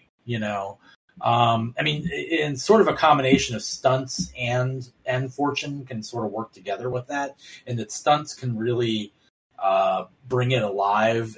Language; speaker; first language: English; native; English